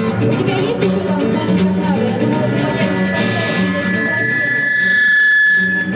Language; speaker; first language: Russian; native; Russian